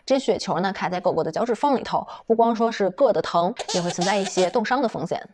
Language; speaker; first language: Chinese; native; Chinese